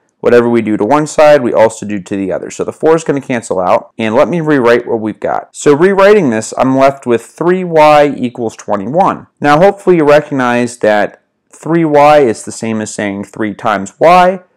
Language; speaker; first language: English; native; English